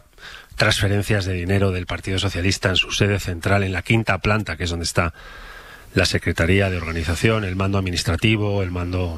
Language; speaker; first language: Spanish; native; Spanish